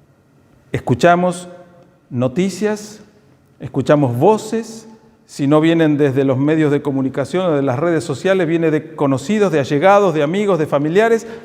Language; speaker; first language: Spanish; native; Spanish